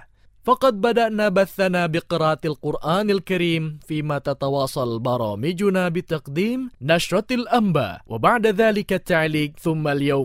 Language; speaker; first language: Arabic; non-native, fluent; Indonesian